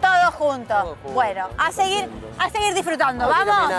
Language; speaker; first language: Spanish; native; Spanish